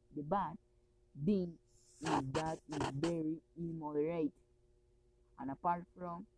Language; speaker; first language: English; non-native, learner; Spanish